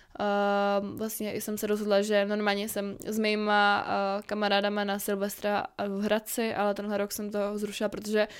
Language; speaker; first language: Czech; native; Czech